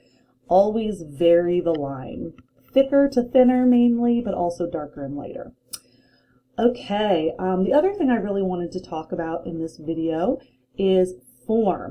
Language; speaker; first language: English; native; English